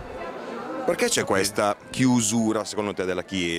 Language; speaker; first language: Italian; native; Italian